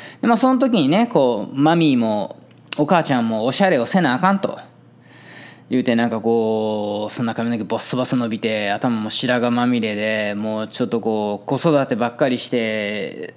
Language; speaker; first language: Japanese; native; Japanese